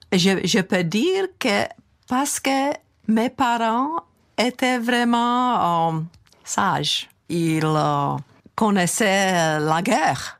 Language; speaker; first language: French; non-native, fluent; Czech